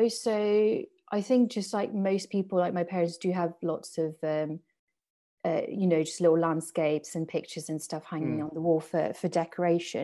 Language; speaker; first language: English; non-native, fluent; French